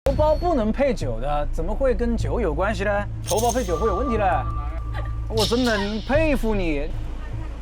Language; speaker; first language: Chinese; native; Chinese